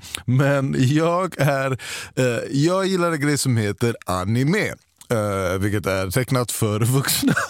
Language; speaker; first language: Swedish; native; Swedish